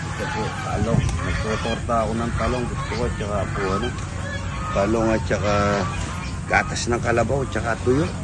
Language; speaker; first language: Filipino; non-native, local second language; Pampanga